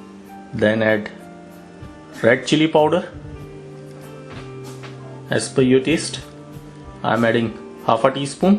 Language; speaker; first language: English; non-native, local second language; Hindi